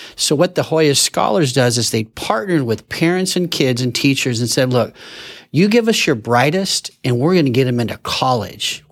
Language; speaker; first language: English; native; English